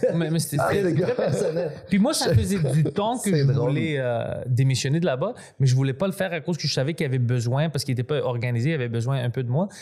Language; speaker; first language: French; non-native, fluent; Greek